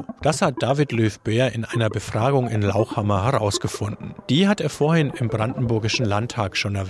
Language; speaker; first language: German; native; German